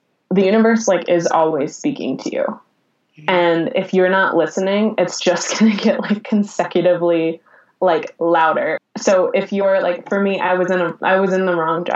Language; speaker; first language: English; native; English